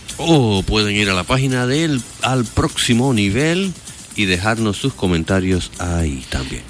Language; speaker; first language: Spanish; native; Spanish